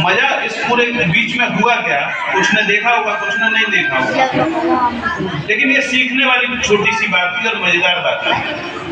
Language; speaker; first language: Hindi; native; Hindi